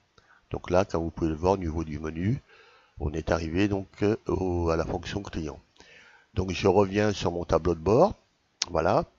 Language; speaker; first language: French; native; French